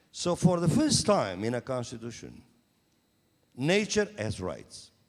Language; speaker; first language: English; non-native, fluent; Portuguese